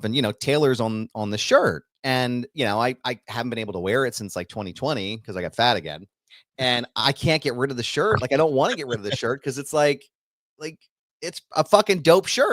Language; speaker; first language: English; native; English